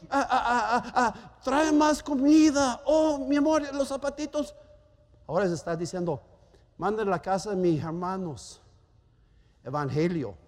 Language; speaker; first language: Spanish; non-native, fluent; German